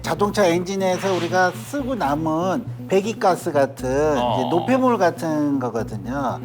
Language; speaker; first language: Korean; native; Korean